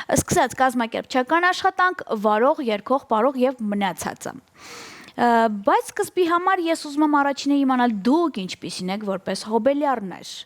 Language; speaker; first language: Armenian; native; Armenian